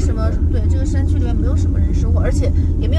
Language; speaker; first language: Chinese; native; Chinese